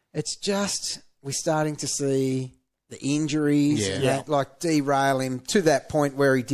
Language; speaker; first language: English; native; English